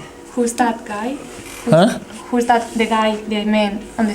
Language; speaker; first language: English; non-native, fluent; Spanish